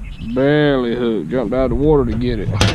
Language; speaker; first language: English; native; English